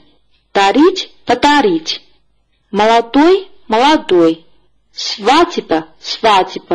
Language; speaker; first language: Russian; non-native, fluent; Chinese